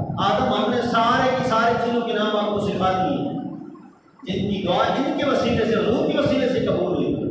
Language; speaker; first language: Urdu; native; Urdu